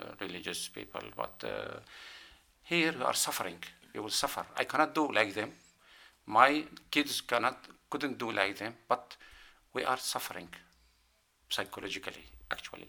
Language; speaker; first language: English; non-native, learner; Arabic